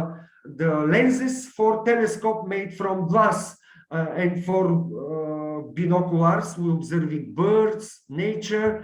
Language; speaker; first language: English; non-native, learner; Bulgarian